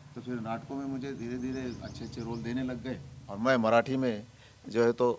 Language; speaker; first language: Hindi; non-native, local second language; Marathi